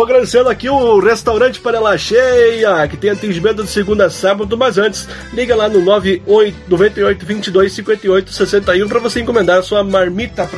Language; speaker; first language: Portuguese; native; Portuguese